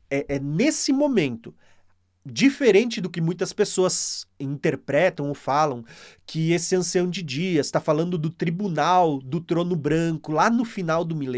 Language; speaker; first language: Portuguese; native; Portuguese